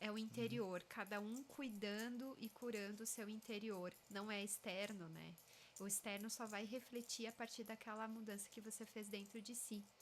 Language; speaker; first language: Portuguese; native; Portuguese